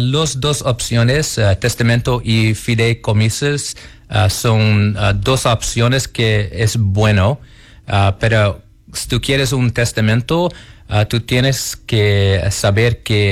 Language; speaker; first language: Spanish; non-native, learner; Portuguese